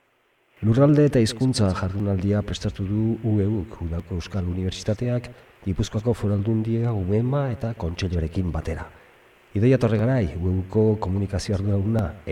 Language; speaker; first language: Basque; native; Basque